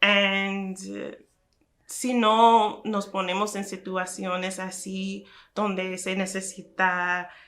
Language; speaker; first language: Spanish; non-native, fluent; English